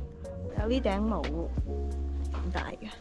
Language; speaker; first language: Cantonese; native; Cantonese